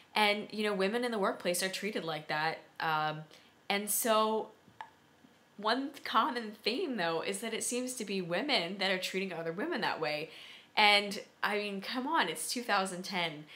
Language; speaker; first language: English; native; English